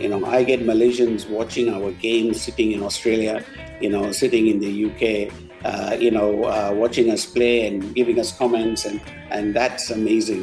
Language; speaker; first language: English; non-native, local second language; Tamil